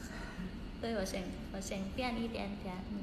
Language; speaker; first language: Chinese; non-native, learner; Thai